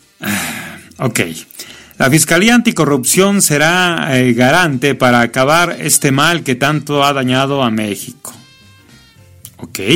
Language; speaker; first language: Spanish; native; Spanish